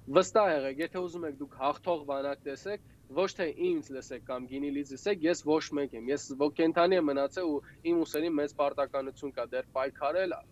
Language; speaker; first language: Armenian; native; Armenian